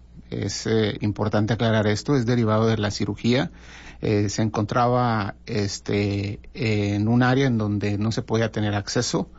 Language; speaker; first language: Spanish; native; Spanish